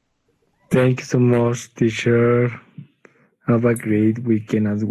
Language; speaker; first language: English; non-native, learner; Spanish